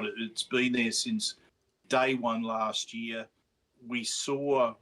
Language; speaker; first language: English; native; English